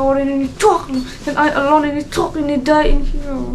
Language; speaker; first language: English; non-native, learner; Indonesian